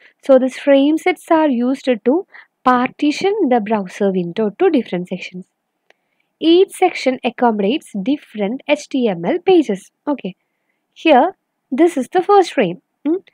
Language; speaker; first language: English; non-native, local second language; Malayalam